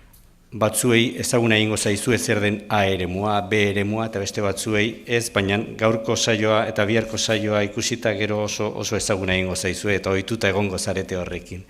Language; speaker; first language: Basque; native; Basque